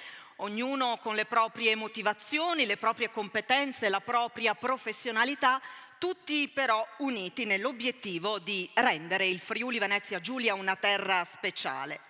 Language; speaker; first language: Italian; native; Italian